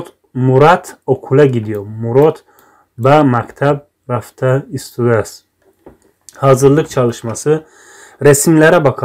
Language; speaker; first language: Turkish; non-native, fluent; Tajik